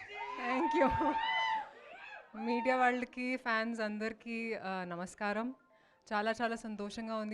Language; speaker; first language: Telugu; non-native, fluent; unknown